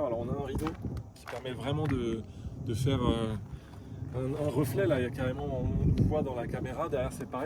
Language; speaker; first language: French; native; French